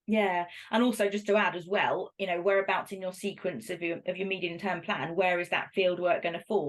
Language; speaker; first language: English; native; English